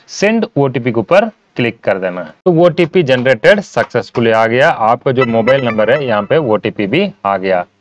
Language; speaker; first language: Hindi; non-native, local second language; Tamil